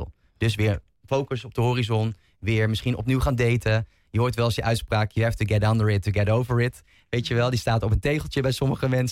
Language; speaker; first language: Dutch; native; Dutch